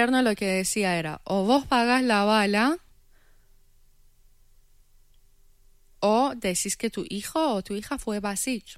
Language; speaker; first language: Spanish; non-native, fluent; Persian